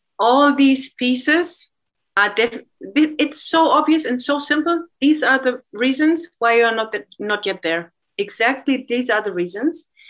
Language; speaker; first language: English; non-native, fluent; German